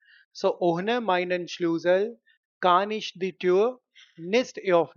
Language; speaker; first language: German; non-native, fluent; Hindi